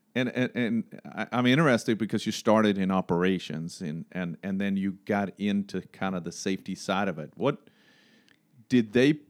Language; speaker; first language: English; non-native, fluent; Swedish